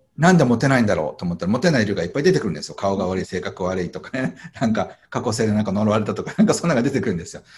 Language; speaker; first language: Japanese; native; Japanese